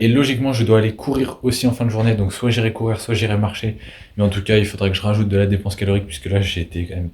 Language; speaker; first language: French; native; French